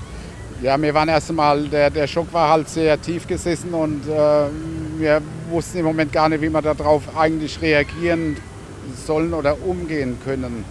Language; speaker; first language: German; native; German